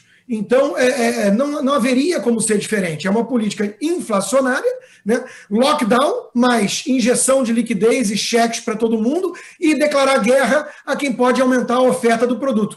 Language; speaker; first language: Portuguese; native; Portuguese